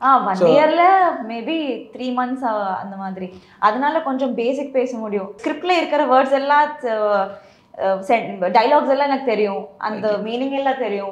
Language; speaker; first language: Tamil; non-native, learner; Telugu